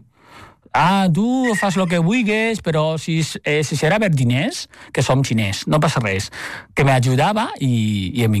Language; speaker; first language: Catalan; non-native, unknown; Chinese